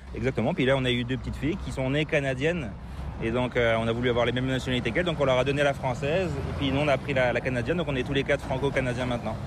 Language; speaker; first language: French; native; French